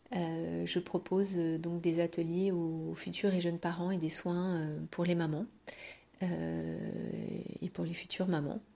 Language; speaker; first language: French; native; French